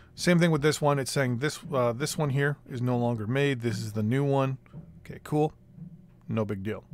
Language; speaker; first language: English; native; English